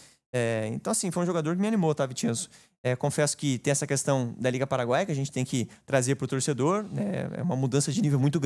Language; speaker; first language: Portuguese; native; Portuguese